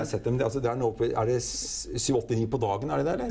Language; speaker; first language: Norwegian; native; Norwegian